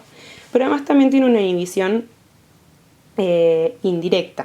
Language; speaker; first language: Spanish; native; Spanish